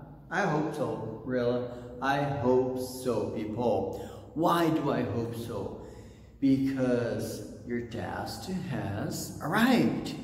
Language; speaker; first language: English; non-native, fluent; Portuguese